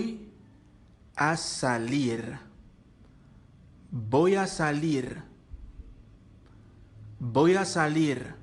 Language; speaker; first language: Spanish; non-native, learner; Haitian Creole